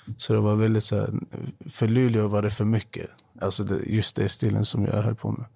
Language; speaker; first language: Swedish; non-native, fluent; Arabic